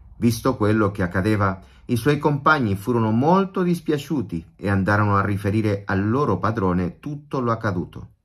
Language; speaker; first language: Italian; non-native, fluent; Spanish